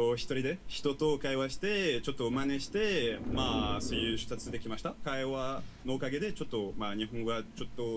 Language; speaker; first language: Japanese; non-native, learner; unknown